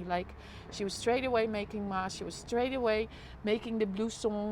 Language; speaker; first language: English; non-native, fluent; Dutch